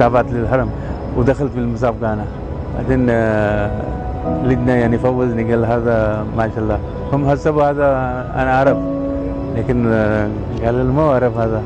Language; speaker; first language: Arabic; non-native, fluent; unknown